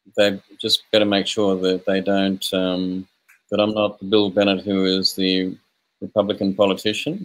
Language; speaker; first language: English; native; English